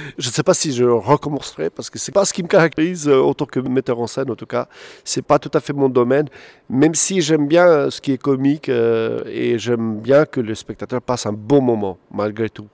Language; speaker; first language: French; non-native, fluent; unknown